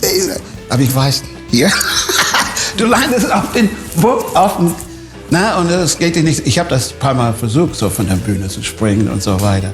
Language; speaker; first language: German; non-native, fluent; English